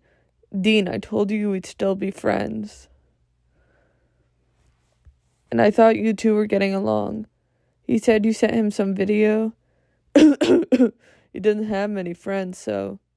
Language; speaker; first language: English; native; English